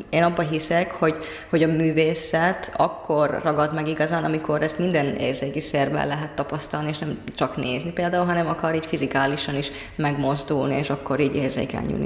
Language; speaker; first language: Hungarian; non-native, fluent; Finnish